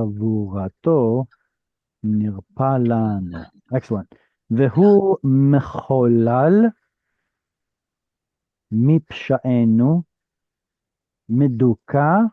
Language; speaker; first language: Hebrew; non-native, fluent; English